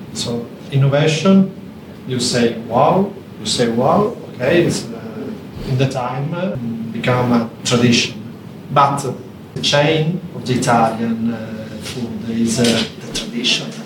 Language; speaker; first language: English; non-native, learner; Italian